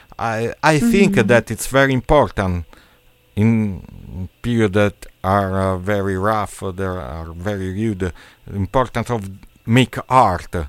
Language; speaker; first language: English; non-native, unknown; Italian